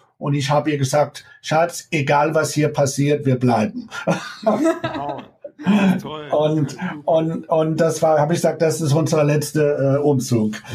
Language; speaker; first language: German; non-native, fluent; English